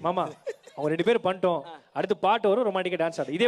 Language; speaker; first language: Tamil; native; Tamil